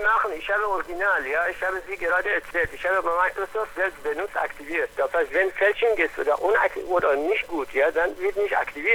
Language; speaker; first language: German; non-native, learner; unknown